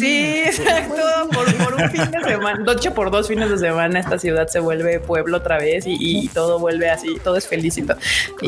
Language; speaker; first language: Spanish; native; Spanish